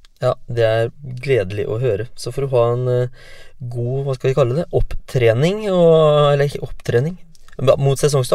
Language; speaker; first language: Norwegian; native; Norwegian